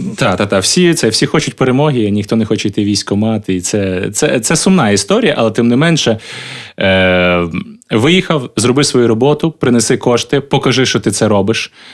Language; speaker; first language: Ukrainian; native; Ukrainian